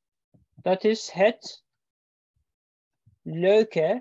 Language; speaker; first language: Dutch; non-native, learner; Turkish